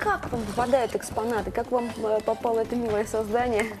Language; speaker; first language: Russian; native; Russian